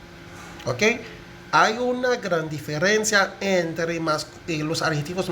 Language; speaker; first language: Spanish; non-native, fluent; Haitian Creole